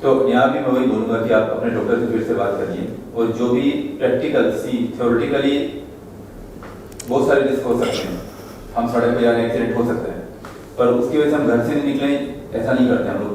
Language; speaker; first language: Hindi; non-native, local second language; Marathi